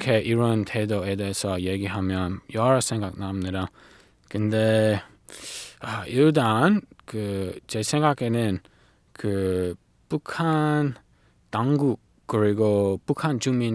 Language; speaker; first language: Korean; non-native, learner; English